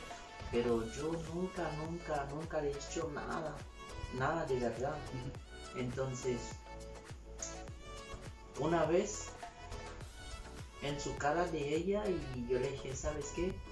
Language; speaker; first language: Spanish; non-native, learner; Haitian Creole